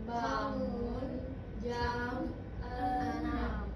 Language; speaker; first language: Indonesian; non-native, learner; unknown